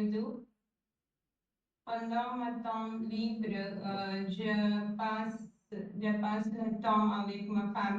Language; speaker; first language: French; non-native, learner; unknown